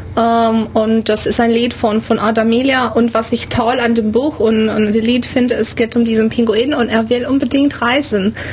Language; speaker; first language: German; non-native, fluent; Romanian